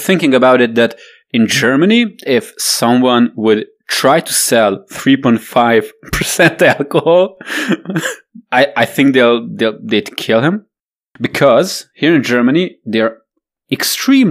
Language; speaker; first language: English; non-native, fluent; Romanian